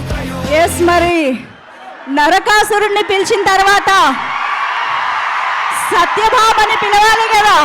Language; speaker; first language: Telugu; native; Telugu